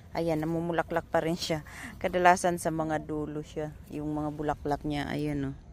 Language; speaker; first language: Filipino; non-native, local second language; Masbatenyo